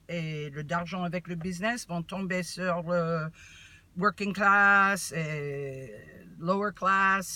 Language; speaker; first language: French; non-native, learner; English